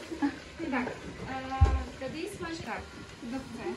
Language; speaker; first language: Czech; non-native, learner; Kara-Kalpak